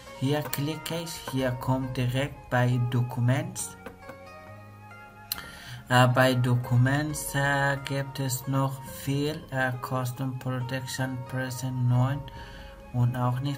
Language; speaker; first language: German; non-native, learner; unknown